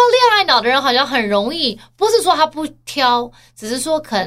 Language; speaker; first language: Chinese; early bilingual, heritage; Chinese